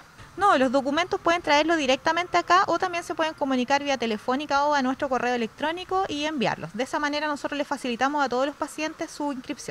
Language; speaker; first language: Spanish; native; Spanish